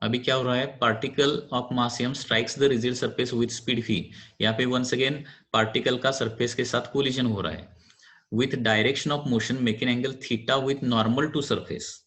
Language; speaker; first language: Hindi; non-native, local second language; Marathi